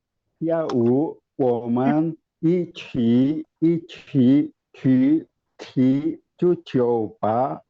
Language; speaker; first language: Chinese; non-native, learner; Indonesian